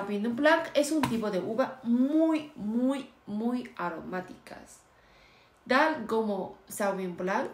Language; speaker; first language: Spanish; non-native, fluent; Chinese